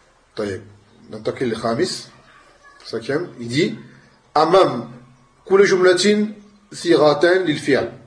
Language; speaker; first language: Arabic; non-native, fluent; French